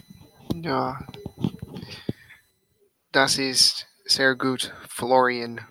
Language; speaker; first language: German; non-native, learner; English